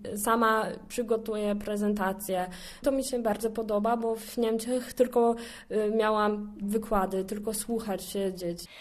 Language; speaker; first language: Polish; non-native, fluent; German